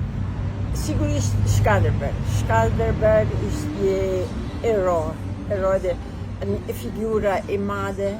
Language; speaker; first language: Albanian; non-native, learner; Italian